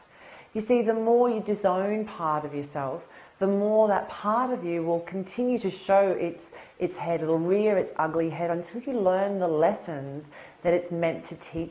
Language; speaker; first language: English; native; English